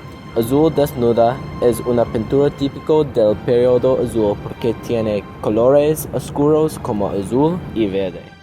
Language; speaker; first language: Spanish; non-native, learner; English